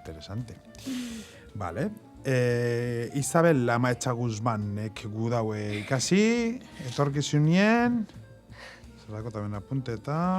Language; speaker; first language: Basque; native; Basque